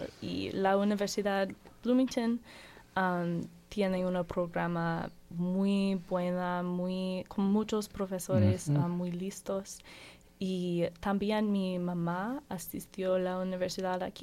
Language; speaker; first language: Spanish; non-native, learner; English